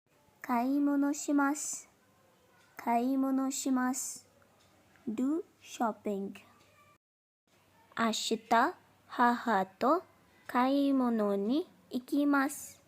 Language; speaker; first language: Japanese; non-native, fluent; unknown